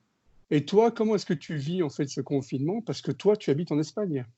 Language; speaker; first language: French; native; French